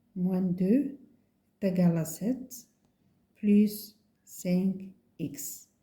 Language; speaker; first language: French; non-native, local second language; Arabic